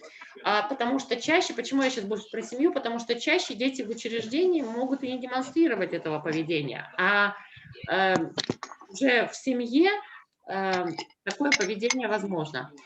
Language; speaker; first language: Russian; native; Russian